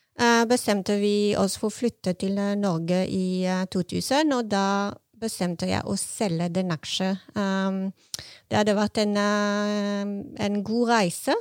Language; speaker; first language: Norwegian; non-native, fluent; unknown